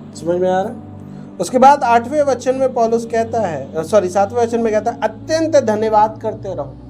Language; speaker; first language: Hindi; native; Hindi